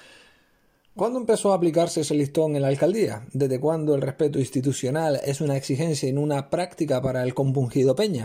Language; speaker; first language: Spanish; native; Spanish